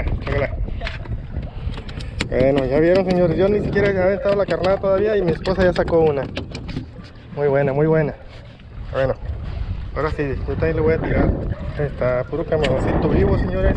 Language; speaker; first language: Spanish; native; Spanish